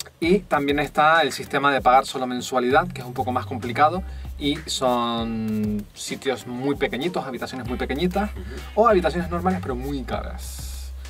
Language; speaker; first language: Spanish; native; Spanish